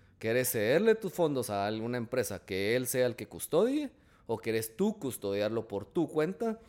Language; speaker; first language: Spanish; native; Spanish